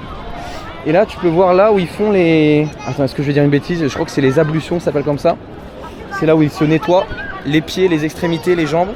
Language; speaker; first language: French; native; French